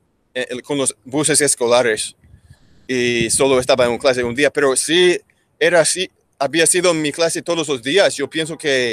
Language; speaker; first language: Spanish; non-native, learner; English